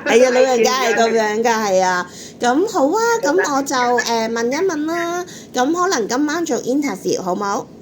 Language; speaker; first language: Cantonese; native; Cantonese